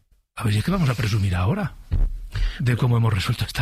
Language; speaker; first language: Spanish; native; Spanish